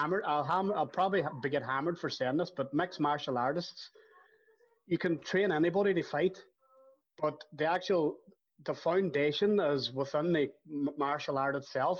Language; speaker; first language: English; native; English